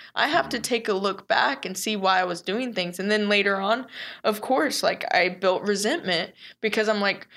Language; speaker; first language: English; native; English